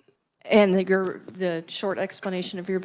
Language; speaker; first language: English; native; English